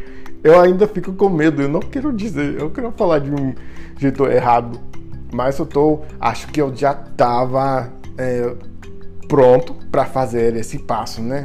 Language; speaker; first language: Portuguese; non-native, fluent; English